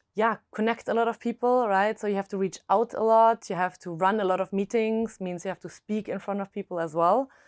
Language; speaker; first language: English; non-native, fluent; German